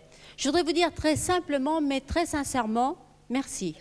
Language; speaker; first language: French; native; French